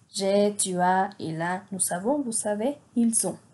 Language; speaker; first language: French; non-native, fluent; Spanish